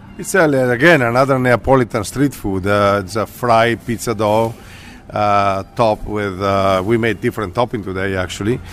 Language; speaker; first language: English; non-native, fluent; Italian